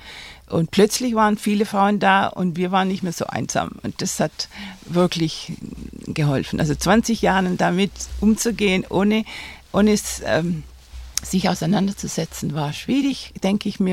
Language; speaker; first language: German; non-native, fluent; Spanish